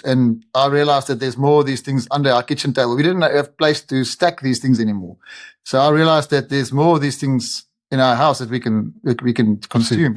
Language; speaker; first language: English; non-native, local second language; Afrikaans